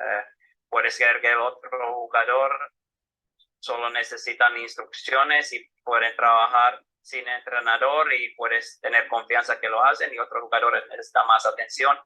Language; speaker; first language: Spanish; non-native, fluent; Finnish